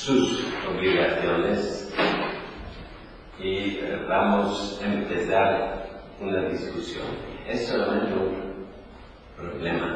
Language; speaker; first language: Spanish; non-native, learner; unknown